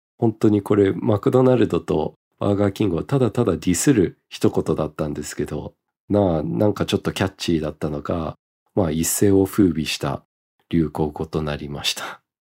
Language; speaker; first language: Japanese; early bilingual, heritage; Japanese